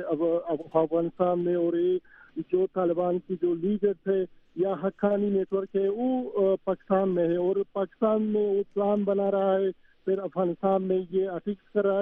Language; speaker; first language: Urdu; non-native, fluent; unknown